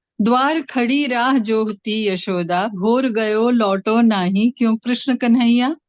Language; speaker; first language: Hindi; non-native, local second language; Tamil